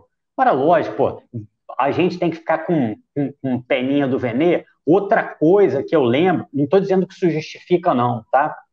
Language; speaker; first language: Portuguese; native; Portuguese